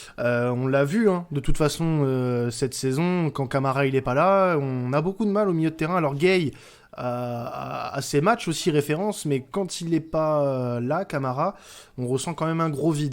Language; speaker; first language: French; native; French